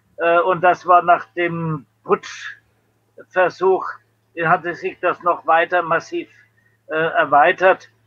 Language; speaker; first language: German; native; German